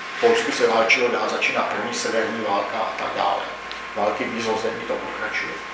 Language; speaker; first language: Czech; native; Czech